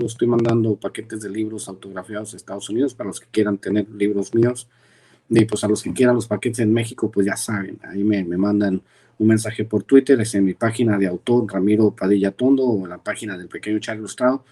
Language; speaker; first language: Spanish; native; Spanish